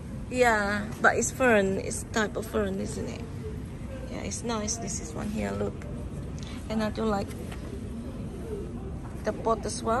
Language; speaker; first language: English; non-native, fluent; Indonesian